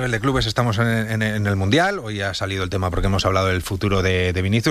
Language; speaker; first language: Spanish; native; Spanish